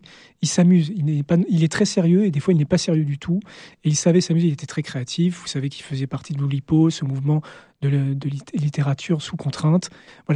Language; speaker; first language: French; native; French